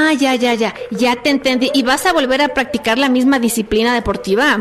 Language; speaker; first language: Spanish; native; Spanish